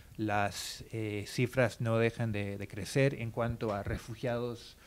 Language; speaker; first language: Spanish; non-native, fluent; English